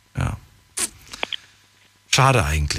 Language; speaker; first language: German; native; German